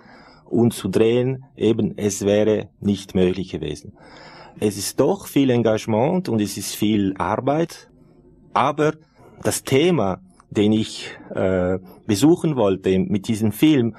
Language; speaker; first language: German; non-native, fluent; Italian